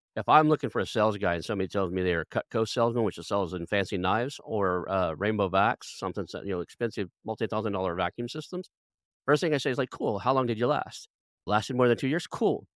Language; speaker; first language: English; native; English